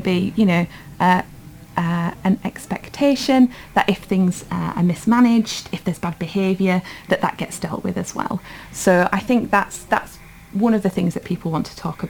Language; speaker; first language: English; native; English